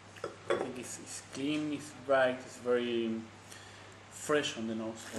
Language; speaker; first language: English; non-native, learner; Spanish